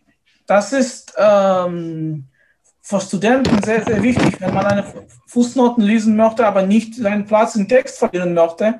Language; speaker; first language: German; non-native, fluent; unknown